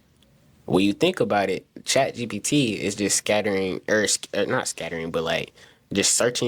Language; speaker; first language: English; native; English